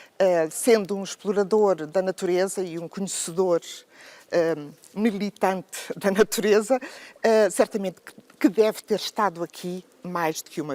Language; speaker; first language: Portuguese; native; Portuguese